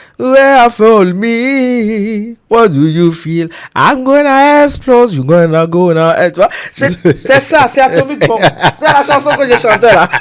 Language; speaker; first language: French; non-native, local second language; Yoruba